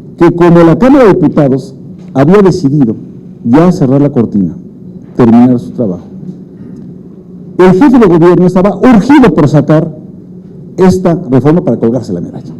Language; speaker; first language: Spanish; native; Spanish